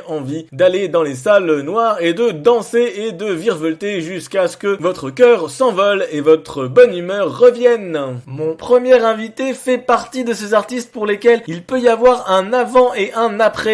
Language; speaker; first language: French; native; French